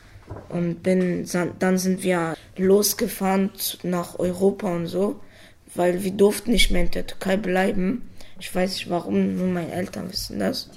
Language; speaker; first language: German; early bilingual, other home language; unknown